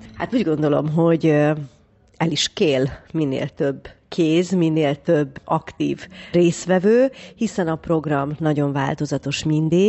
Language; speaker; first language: Hungarian; native; Hungarian